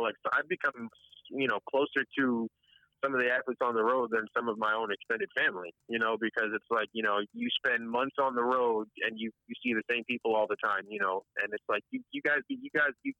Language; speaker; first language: English; native; English